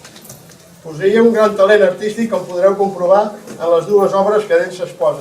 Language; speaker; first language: Catalan; native; Catalan